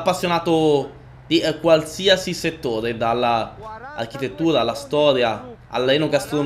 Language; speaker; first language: Italian; native; Italian